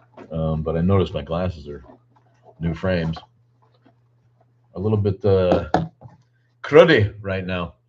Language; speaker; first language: English; native; English